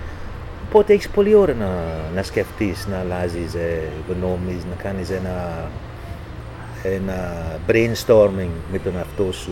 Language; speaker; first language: Greek; non-native, fluent; English